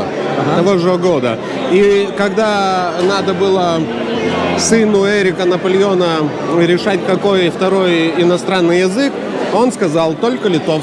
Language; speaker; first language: Russian; non-native, local second language; Lithuanian